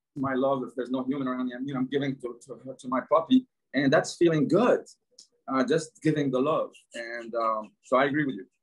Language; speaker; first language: English; non-native, fluent; Arabic